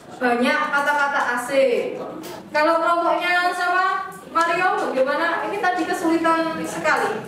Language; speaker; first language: Indonesian; native; Indonesian